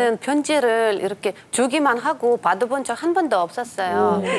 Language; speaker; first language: Korean; non-native, fluent; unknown